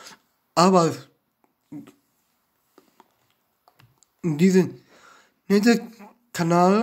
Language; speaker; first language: German; non-native, learner; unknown